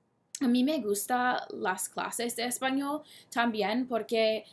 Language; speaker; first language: Spanish; non-native, learner; English